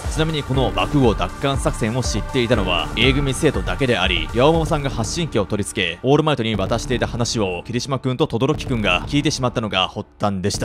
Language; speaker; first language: Japanese; native; Japanese